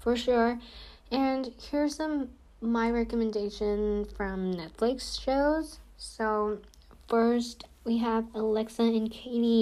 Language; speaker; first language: English; non-native, fluent; Korean